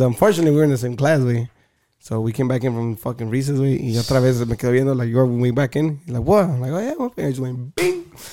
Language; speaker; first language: English; early bilingual, other home language; Spanish